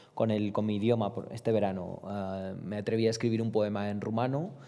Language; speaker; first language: Spanish; early bilingual, other home language; Romanian